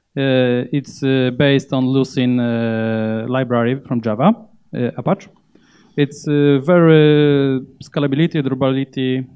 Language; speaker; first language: English; non-native, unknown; Polish